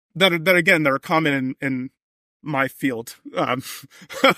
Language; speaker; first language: English; native; English